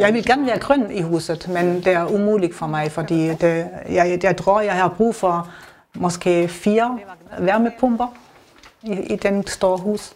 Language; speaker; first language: Danish; non-native, learner; German